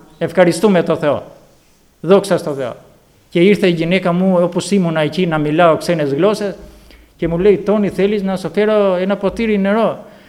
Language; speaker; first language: Greek; non-native, fluent; Albanian